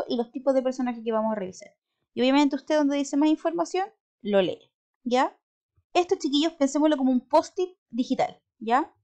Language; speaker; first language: Spanish; native; Spanish